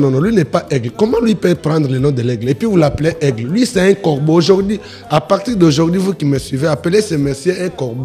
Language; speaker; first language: French; non-native, local second language; Lingala